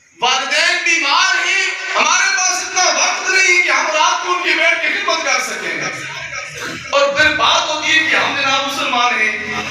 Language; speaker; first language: Urdu; non-native, local second language; Punjabi